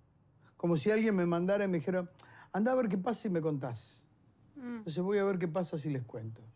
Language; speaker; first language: Spanish; native; Spanish